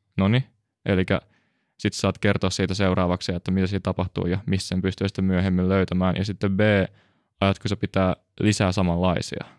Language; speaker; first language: Finnish; native; Finnish